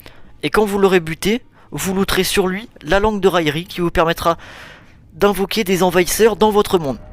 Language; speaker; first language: French; native; French